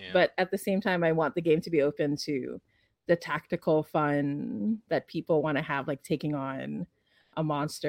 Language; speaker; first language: English; non-native, local second language; Filipino